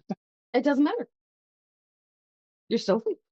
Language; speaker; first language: English; native; English